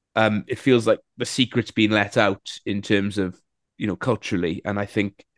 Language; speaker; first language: English; native; English